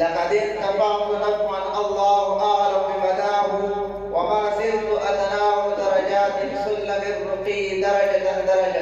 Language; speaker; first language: Arabic; non-native, fluent; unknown